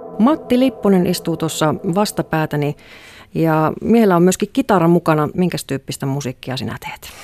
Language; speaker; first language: Finnish; native; Finnish